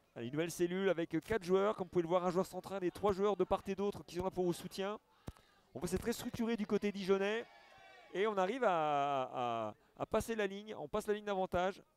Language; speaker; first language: French; native; French